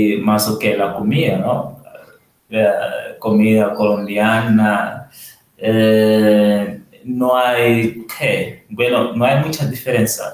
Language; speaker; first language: Spanish; non-native, learner; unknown